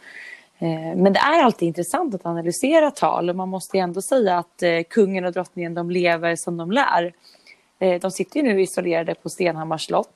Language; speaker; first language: Swedish; native; Swedish